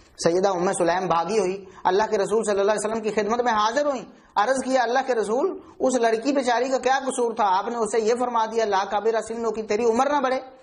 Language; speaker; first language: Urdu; non-native, local second language; Punjabi